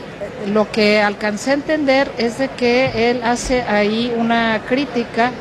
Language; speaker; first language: Spanish; native; Spanish